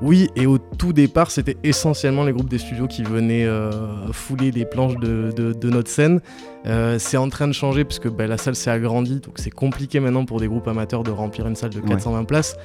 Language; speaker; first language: French; native; French